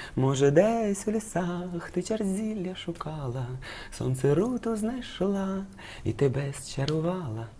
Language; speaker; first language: Ukrainian; non-native, local second language; Russian